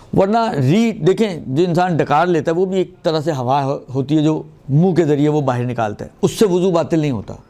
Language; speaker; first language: Urdu; non-native, local second language; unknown